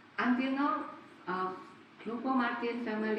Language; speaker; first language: English; non-native, learner; Indonesian